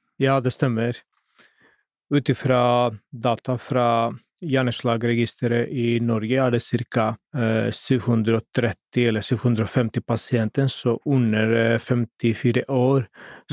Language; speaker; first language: Norwegian; non-native, fluent; Greek